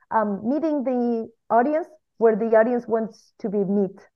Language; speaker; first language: English; non-native, fluent; Spanish